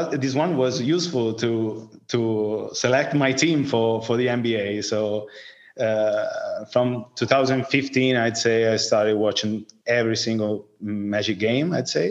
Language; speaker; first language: English; non-native, fluent; Italian